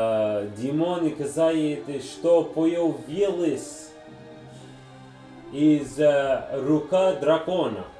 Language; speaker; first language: Russian; non-native, learner; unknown